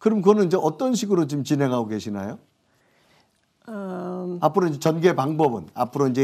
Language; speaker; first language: Korean; native; Korean